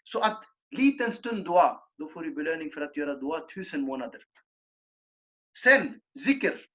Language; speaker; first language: Swedish; non-native, fluent; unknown